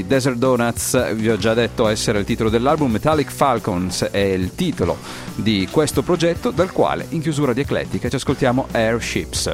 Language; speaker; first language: Italian; native; Italian